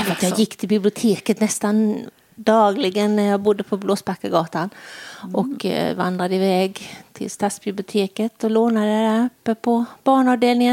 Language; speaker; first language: Swedish; native; Swedish